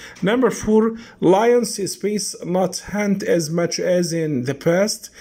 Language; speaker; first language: English; non-native, fluent; Arabic